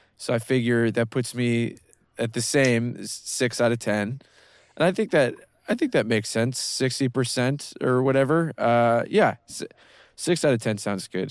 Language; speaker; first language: English; native; English